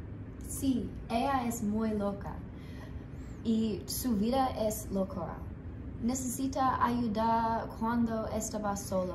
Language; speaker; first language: Spanish; non-native, learner; English